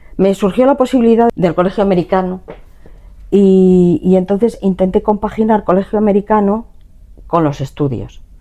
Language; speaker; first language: Spanish; native; Spanish